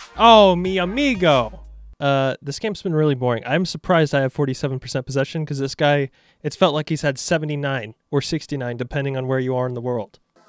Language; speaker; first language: English; native; English